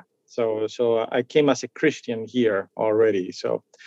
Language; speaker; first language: English; non-native, fluent; Spanish